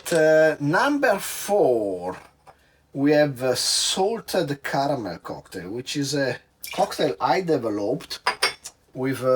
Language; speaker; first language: English; non-native, fluent; Italian